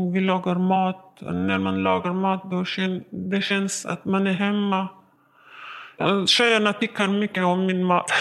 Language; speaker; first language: Swedish; non-native, learner; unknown